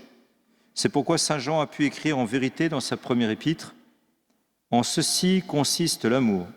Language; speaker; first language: French; native; French